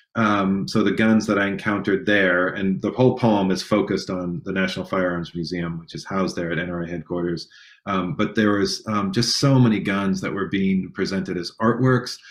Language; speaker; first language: English; native; English